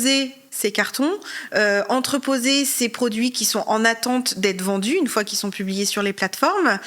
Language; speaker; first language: French; native; French